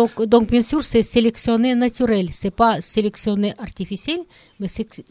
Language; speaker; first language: French; non-native, learner; Russian